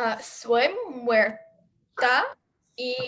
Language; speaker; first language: Spanish; non-native, learner; English